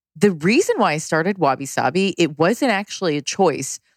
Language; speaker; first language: English; native; English